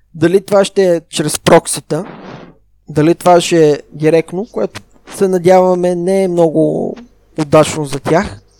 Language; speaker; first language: Bulgarian; native; Bulgarian